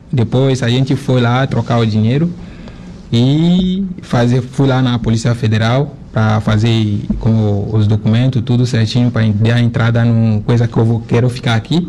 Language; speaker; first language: Portuguese; non-native, fluent; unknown